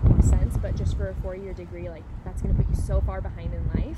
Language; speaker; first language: English; native; English